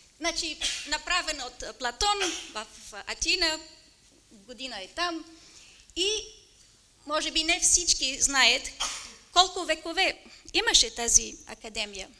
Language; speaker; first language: Bulgarian; non-native, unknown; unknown